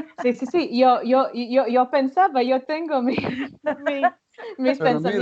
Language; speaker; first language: Spanish; non-native, fluent; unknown